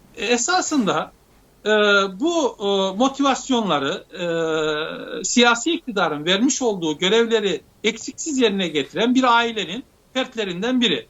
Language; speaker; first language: Turkish; native; Turkish